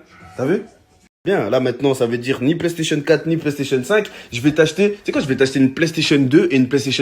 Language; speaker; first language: French; native; French